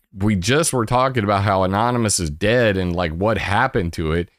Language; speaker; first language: English; native; English